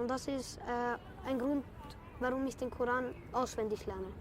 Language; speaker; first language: German; early bilingual, other home language; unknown